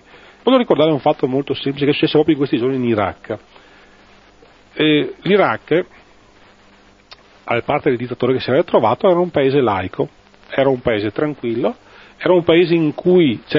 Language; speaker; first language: Italian; native; Italian